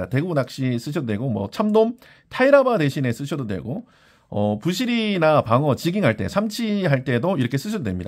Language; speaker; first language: Korean; native; Korean